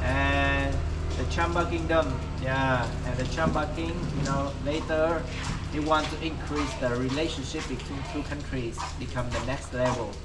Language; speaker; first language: English; non-native, fluent; Vietnamese